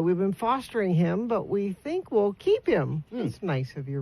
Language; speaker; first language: English; native; English